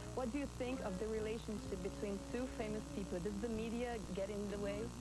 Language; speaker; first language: English; non-native, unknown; Portuguese